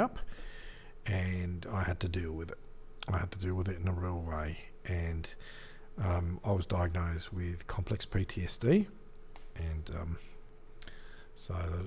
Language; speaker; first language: English; native; English